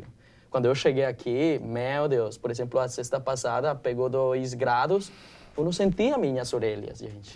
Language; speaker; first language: Portuguese; non-native, learner; Spanish